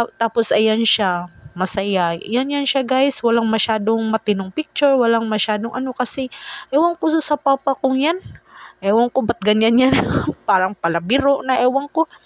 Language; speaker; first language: Filipino; non-native, local second language; Cebuano